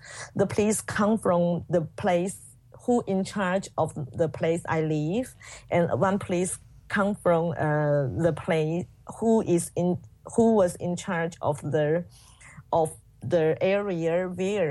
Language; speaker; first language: English; non-native, fluent; Chinese